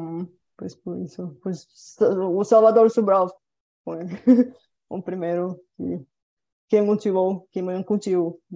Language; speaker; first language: Portuguese; non-native, fluent; Bulgarian